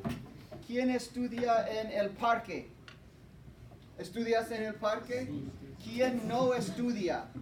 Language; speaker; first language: Spanish; non-native, fluent; English